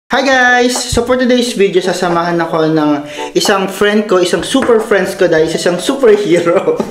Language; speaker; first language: Filipino; native; Filipino